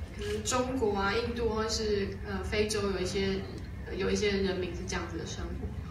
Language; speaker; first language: Chinese; native; Chinese